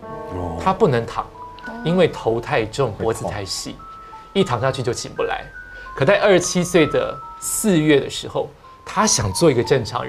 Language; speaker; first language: Chinese; native; Chinese